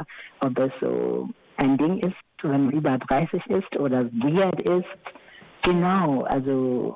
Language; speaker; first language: German; non-native, fluent; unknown